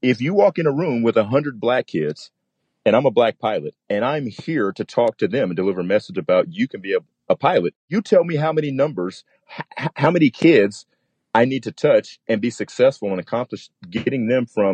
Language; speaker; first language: English; native; English